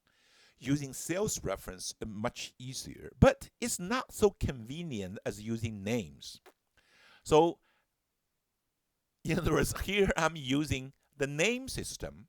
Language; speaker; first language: English; non-native, fluent; Chinese